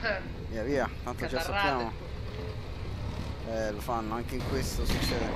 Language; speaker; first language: Italian; native; Italian